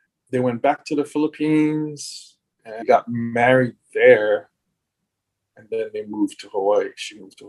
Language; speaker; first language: English; native; English